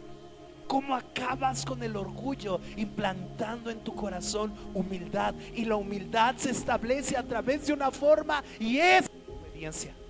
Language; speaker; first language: Spanish; native; Spanish